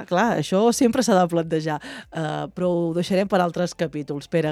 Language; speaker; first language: Catalan; native; Catalan